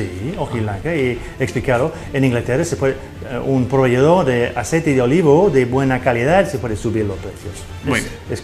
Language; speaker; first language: Spanish; non-native, fluent; English